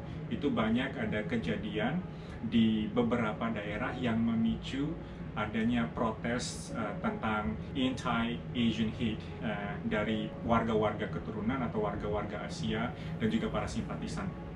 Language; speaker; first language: Indonesian; native; Indonesian